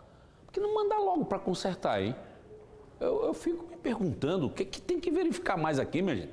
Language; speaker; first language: Portuguese; native; Portuguese